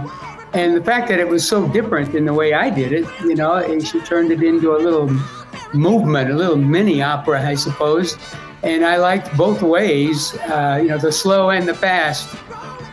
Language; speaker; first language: English; native; English